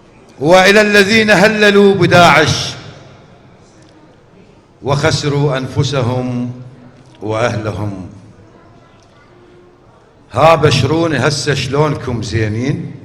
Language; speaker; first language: Arabic; native; Arabic